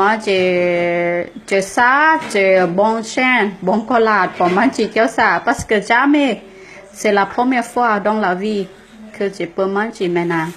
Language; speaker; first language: French; non-native, learner; Thai